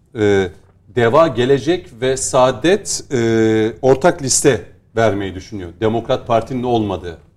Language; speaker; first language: Turkish; native; Turkish